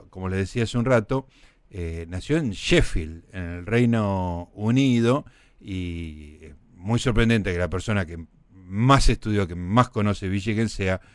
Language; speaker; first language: Spanish; native; Spanish